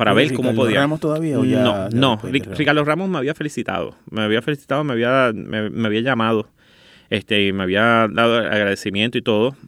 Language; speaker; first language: Spanish; native; Spanish